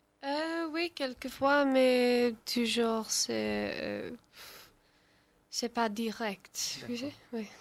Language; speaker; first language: French; non-native, learner; English